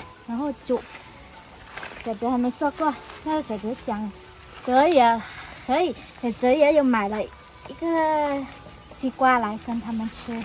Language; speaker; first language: Chinese; non-native, learner; Vietnamese